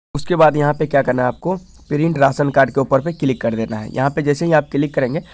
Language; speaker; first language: Hindi; native; Hindi